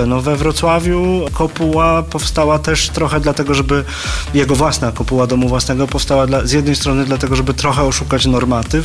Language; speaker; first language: Polish; native; Polish